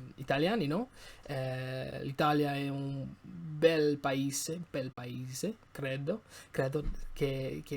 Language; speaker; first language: Italian; non-native, learner; English